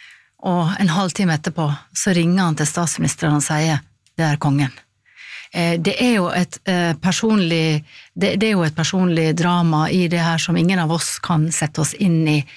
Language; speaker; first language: Norwegian; native; Norwegian